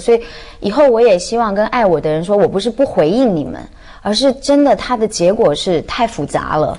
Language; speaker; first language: Chinese; native; Chinese